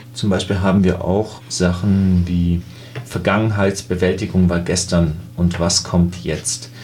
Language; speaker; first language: German; native; German